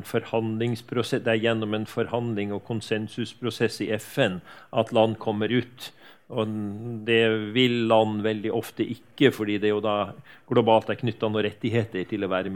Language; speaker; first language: Norwegian; native; Norwegian